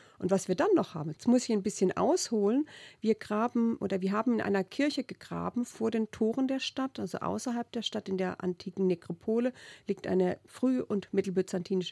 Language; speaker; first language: German; native; German